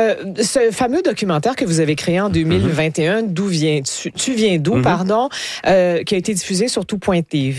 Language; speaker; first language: French; native; French